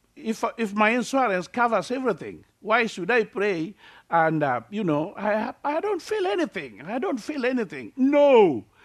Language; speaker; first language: English; non-native, local second language; Luo (Kenya and Tanzania)